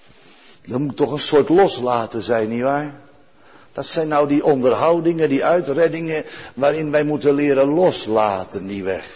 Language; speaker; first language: Dutch; native; Dutch